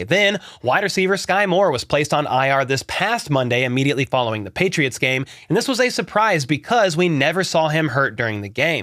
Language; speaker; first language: English; native; English